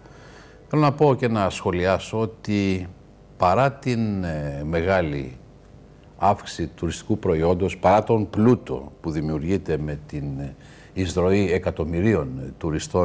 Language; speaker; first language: Greek; native; Greek